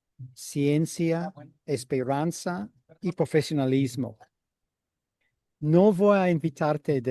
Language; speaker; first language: Spanish; non-native, fluent; English